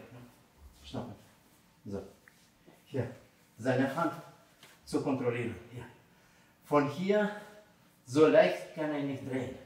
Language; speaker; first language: German; non-native, fluent; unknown